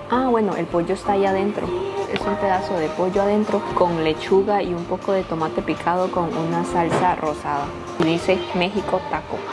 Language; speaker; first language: Spanish; native; Spanish